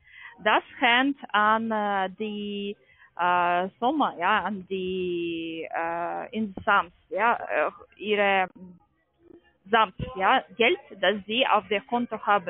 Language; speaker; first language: German; non-native, learner; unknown